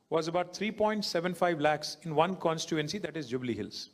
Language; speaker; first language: English; non-native, local second language; Telugu